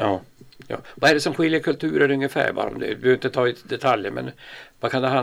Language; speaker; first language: Swedish; native; Swedish